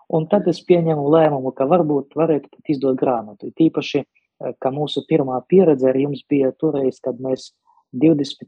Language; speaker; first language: Latvian; non-native, local second language; Russian